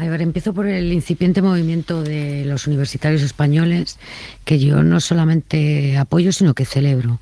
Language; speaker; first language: Spanish; native; Spanish